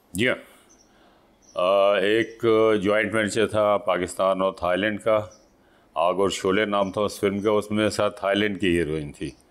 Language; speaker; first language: Urdu; native; Urdu